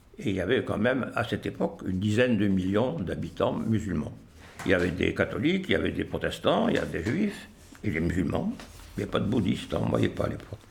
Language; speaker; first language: French; native; French